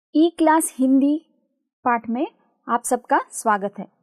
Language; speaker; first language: Hindi; non-native, local second language; Urdu